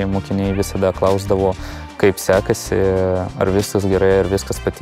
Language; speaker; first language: Lithuanian; non-native, local second language; Polish